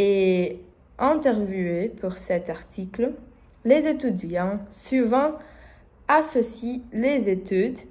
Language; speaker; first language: French; non-native, learner; Portuguese